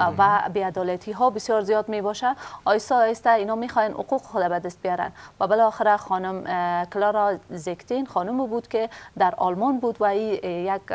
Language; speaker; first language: Persian; native; Persian